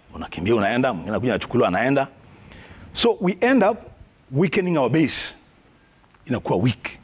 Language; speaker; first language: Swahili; non-native, local second language; Kamba